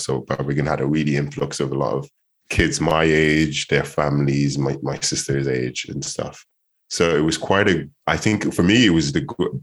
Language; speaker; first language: English; native; English